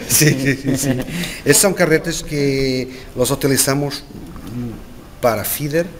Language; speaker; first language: Spanish; non-native, learner; Portuguese